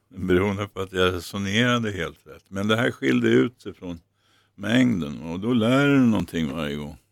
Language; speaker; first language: Swedish; native; Swedish